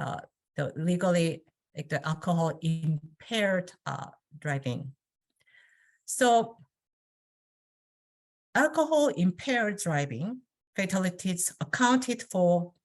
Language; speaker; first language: English; non-native, fluent; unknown